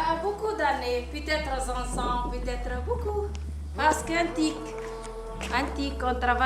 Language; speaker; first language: French; non-native, learner; Arabic